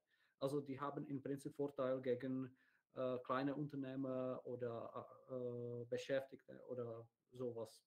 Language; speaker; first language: German; non-native, learner; Czech